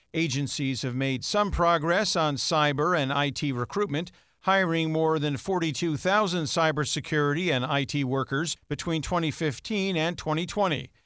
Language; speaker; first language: English; native; English